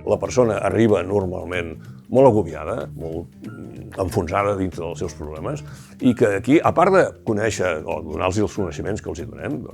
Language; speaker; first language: Catalan; native; Catalan